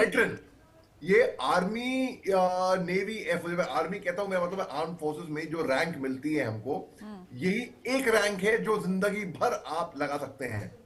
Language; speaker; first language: Hindi; native; Hindi